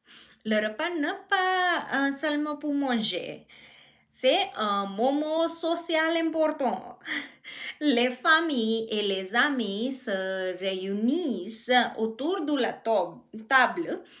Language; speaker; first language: French; non-native, learner; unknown